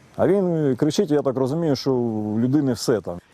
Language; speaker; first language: Ukrainian; native; Ukrainian